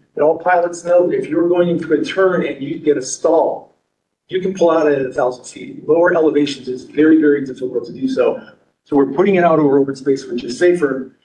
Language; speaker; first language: English; native; English